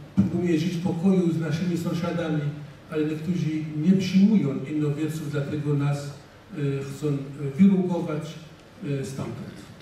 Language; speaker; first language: Polish; non-native, fluent; Assyrian Neo-Aramaic